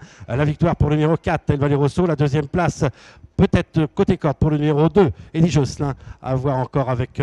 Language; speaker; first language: French; native; French